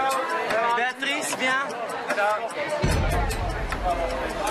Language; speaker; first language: French; non-native, fluent; Hebrew